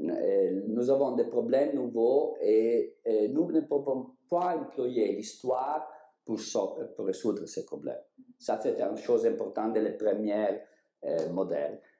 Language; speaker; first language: French; non-native, learner; Italian